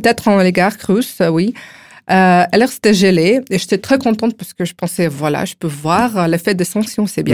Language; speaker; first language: French; non-native, fluent; Ukrainian